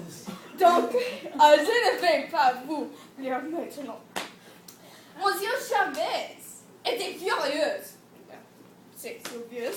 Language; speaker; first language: French; non-native, learner; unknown